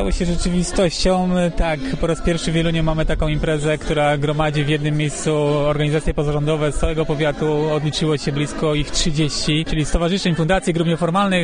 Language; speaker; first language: Polish; native; Polish